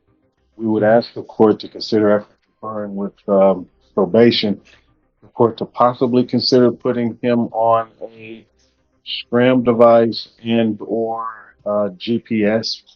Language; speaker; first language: English; native; English